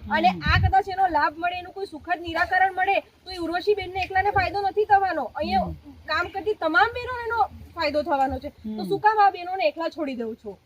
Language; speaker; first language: Gujarati; native; Gujarati